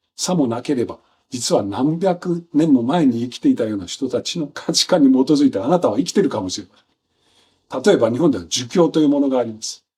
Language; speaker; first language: Japanese; non-native, fluent; Danish